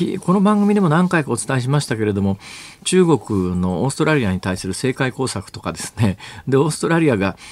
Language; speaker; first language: Japanese; native; Japanese